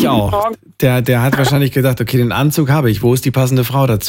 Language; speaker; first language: German; native; German